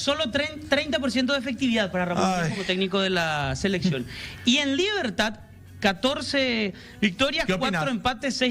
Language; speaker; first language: Spanish; native; Spanish